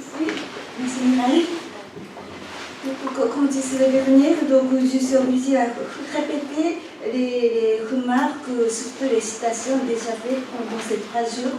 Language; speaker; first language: French; non-native, fluent; Japanese